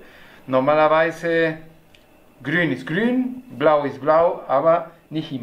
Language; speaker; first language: German; non-native, learner; Spanish